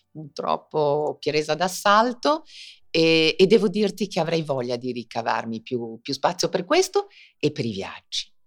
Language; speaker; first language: Italian; native; Italian